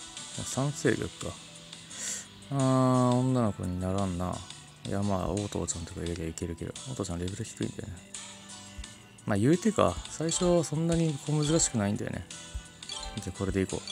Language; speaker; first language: Japanese; native; Japanese